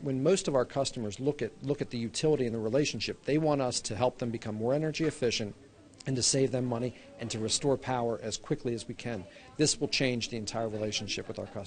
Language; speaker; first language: English; native; English